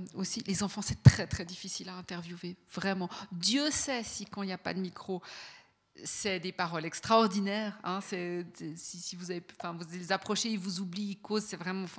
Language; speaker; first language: French; native; French